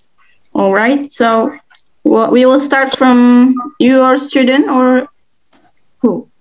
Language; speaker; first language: English; non-native, fluent; Indonesian